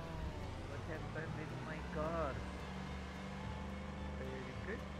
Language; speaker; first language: English; non-native, learner; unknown